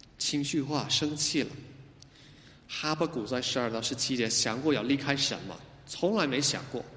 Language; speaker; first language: Chinese; non-native, fluent; English